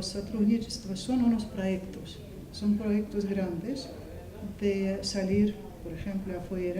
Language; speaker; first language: Spanish; non-native, fluent; Russian